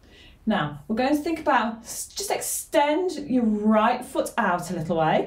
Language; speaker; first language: English; native; English